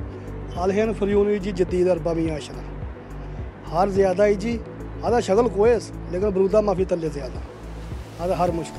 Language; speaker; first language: Arabic; non-native, learner; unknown